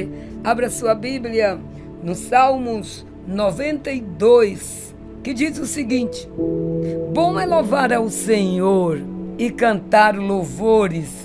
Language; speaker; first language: Portuguese; native; Portuguese